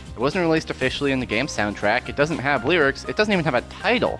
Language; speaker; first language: English; native; English